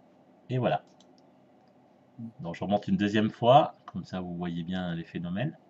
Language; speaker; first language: French; native; French